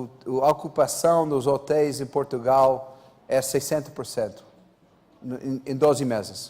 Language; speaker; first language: Portuguese; non-native, fluent; English